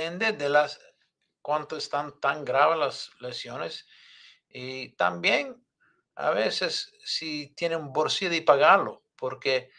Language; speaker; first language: Spanish; non-native, learner; English